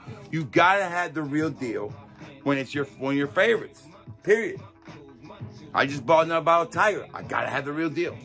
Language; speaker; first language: English; native; English